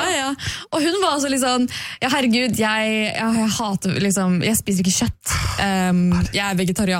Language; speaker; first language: Norwegian; native; Norwegian